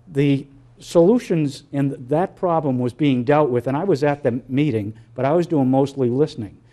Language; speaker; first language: English; native; English